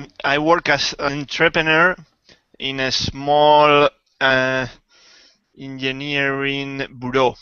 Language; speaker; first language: English; non-native, learner; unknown